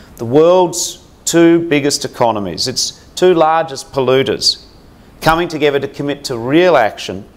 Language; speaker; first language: English; native; English